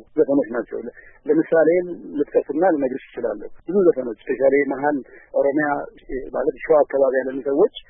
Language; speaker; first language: Amharic; non-native, local second language; Oromo